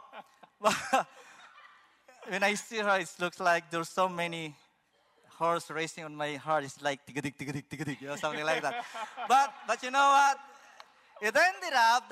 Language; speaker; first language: English; non-native, local second language; Filipino